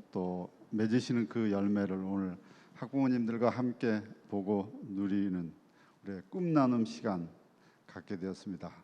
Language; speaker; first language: Korean; native; Korean